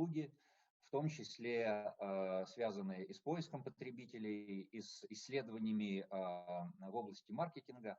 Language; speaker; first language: Russian; native; Russian